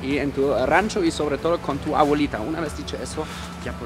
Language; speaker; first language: Spanish; non-native, fluent; German